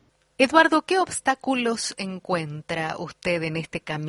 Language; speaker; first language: Spanish; native; Spanish